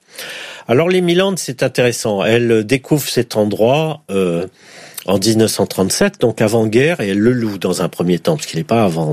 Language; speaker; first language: French; native; French